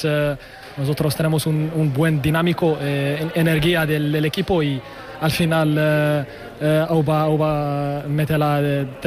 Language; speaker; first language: Spanish; non-native, learner; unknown